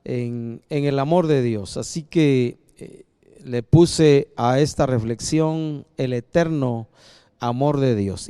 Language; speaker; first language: Spanish; native; Spanish